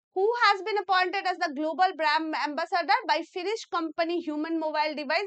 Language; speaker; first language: English; non-native, local second language; Bangla